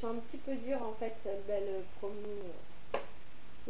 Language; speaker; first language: French; native; French